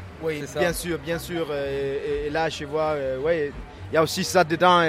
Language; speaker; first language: French; non-native, learner; Danish